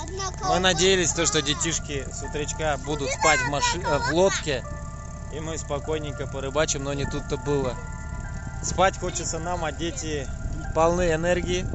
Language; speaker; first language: Russian; native; Russian